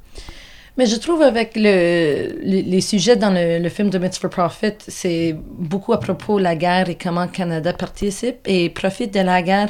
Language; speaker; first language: French; non-native, local second language; English